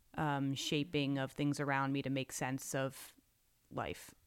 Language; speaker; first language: English; native; English